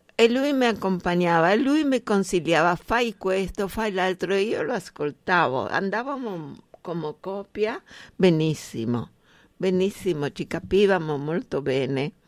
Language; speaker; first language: Italian; non-native, fluent; Spanish